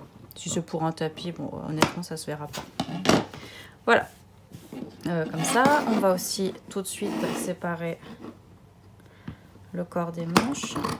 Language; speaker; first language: French; native; French